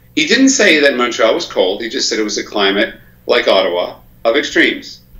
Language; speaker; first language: English; native; English